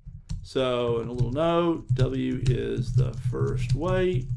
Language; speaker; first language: English; native; English